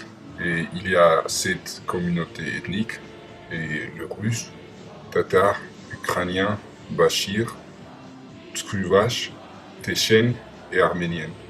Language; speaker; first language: French; non-native, learner; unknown